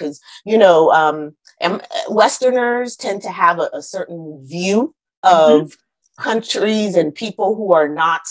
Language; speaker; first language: English; early bilingual, other home language; Akan